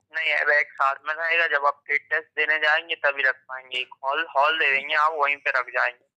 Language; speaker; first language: Hindi; native; Hindi